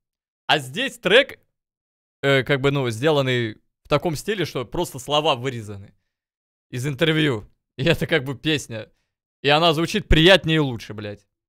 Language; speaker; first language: Russian; native; Russian